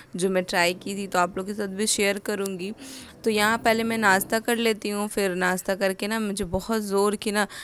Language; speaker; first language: Hindi; native; Hindi